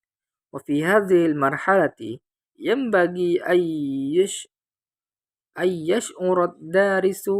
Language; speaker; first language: Arabic; non-native, learner; Indonesian